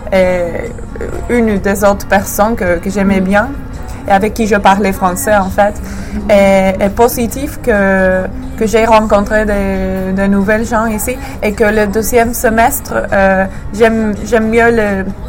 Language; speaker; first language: French; non-native, fluent; English